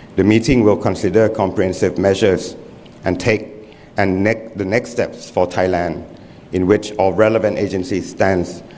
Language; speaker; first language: English; non-native, fluent; Thai